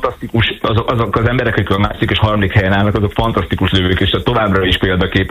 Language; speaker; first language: Hungarian; native; Hungarian